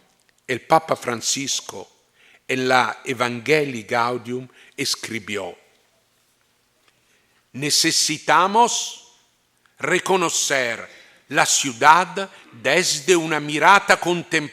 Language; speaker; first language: Spanish; non-native, fluent; Italian